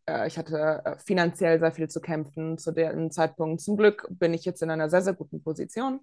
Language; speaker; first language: German; early bilingual, other home language; Latvian